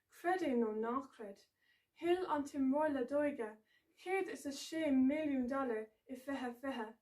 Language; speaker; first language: Irish; non-native, local second language; English